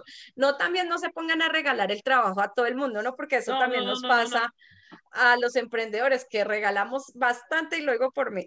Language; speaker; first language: Spanish; native; Spanish